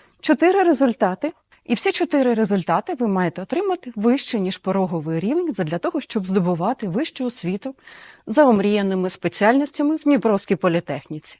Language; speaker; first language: Ukrainian; native; Ukrainian